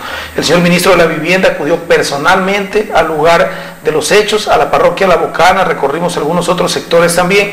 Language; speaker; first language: Spanish; native; Spanish